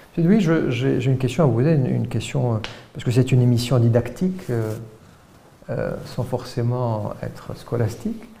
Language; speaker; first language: French; non-native, local second language; Arabic